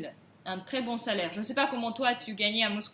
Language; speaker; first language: French; non-native, fluent; Russian